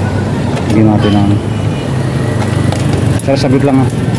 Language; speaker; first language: Filipino; native; Filipino